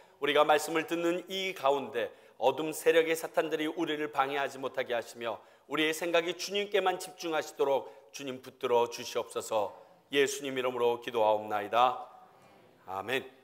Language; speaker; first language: Korean; native; Korean